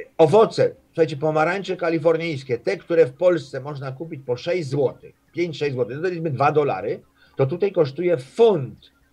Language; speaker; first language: Polish; native; Polish